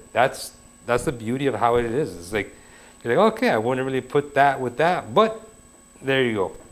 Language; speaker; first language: English; native; English